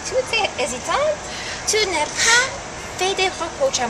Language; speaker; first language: French; non-native, learner; English